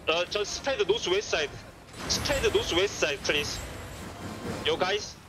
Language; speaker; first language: English; non-native, learner; Korean